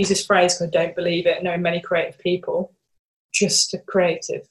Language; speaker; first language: English; native; English